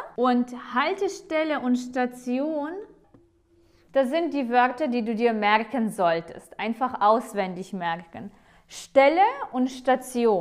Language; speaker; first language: German; non-native, fluent; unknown